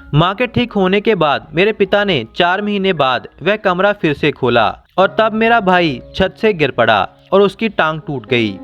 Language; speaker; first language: Hindi; native; Hindi